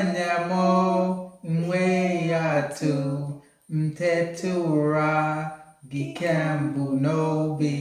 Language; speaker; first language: Igbo; non-native, learner; English